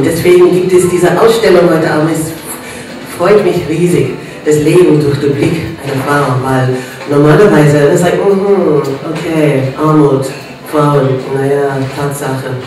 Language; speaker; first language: German; non-native, fluent; English